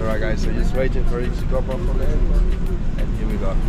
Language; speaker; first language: English; non-native, fluent; Spanish